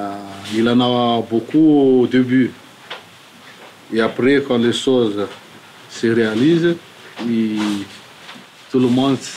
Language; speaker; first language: French; non-native, local second language; Malagasy